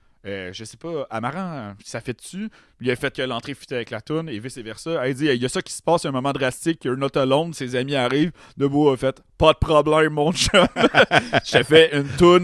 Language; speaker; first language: French; native; French